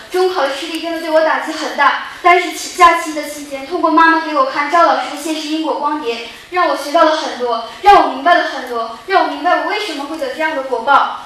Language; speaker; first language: Chinese; early bilingual, other home language; Korean